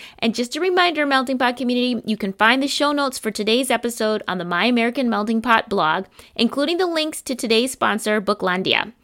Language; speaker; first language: English; native; English